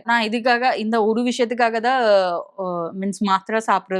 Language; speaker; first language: Tamil; non-native, local second language; Bangla